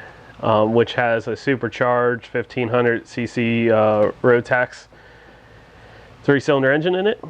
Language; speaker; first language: English; native; English